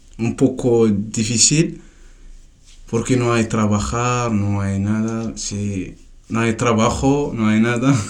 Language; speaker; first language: Spanish; non-native, learner; Tachelhit